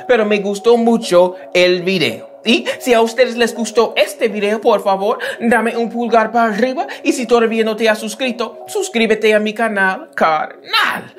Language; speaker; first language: Spanish; non-native, learner; English